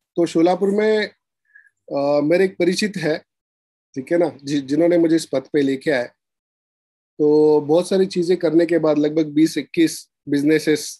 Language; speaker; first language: Hindi; non-native, local second language; Marathi